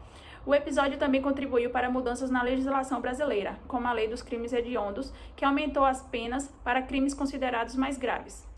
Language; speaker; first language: Portuguese; native; Portuguese